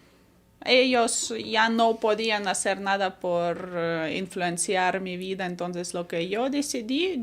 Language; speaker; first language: Spanish; non-native, fluent; Ukrainian